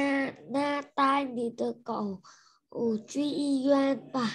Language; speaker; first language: Chinese; non-native, learner; Vietnamese